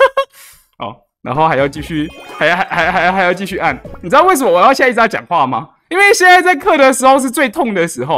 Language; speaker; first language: Chinese; native; Chinese